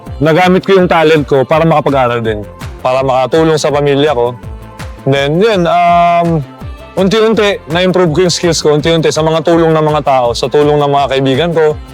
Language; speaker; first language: Filipino; non-native, local second language; Cebuano